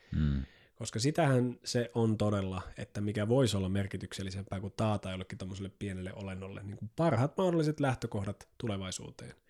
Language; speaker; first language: Finnish; native; Finnish